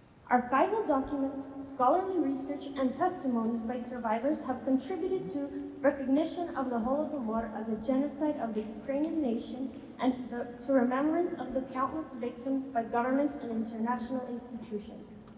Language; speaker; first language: English; native; English